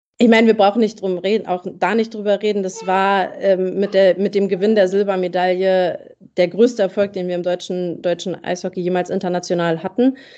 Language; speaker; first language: German; native; German